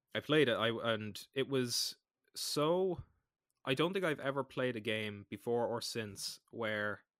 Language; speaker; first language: English; native; English